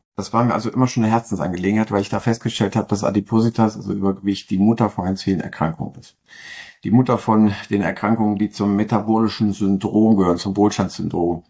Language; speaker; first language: German; native; German